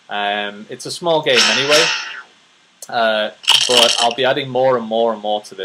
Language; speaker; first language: English; native; English